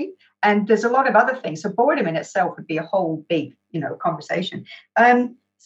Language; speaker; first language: English; native; English